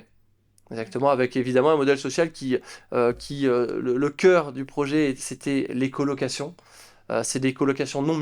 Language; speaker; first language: French; native; French